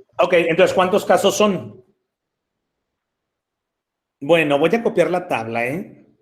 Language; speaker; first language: Spanish; native; Spanish